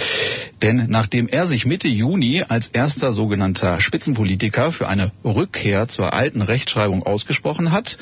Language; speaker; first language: German; native; German